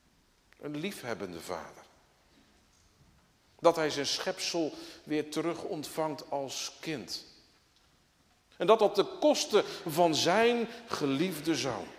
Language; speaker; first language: Dutch; native; Dutch